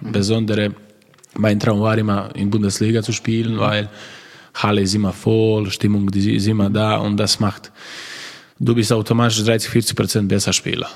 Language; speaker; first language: German; non-native, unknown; Croatian